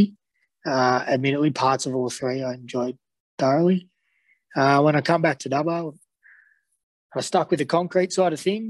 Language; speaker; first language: English; native; English